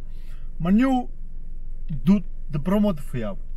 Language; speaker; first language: Dutch; non-native, fluent; Armenian